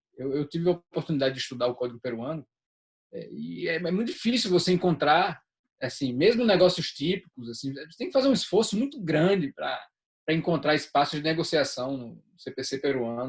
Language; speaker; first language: Portuguese; native; Portuguese